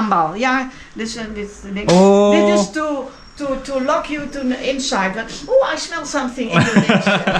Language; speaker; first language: English; non-native, learner; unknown